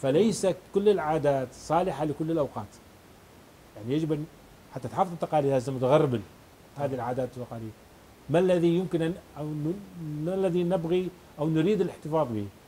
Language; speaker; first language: Arabic; native; Arabic